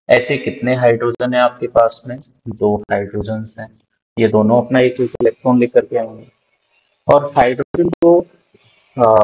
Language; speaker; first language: Hindi; native; Hindi